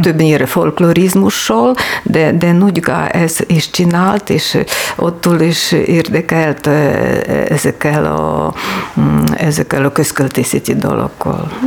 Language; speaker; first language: Hungarian; non-native, learner; Ukrainian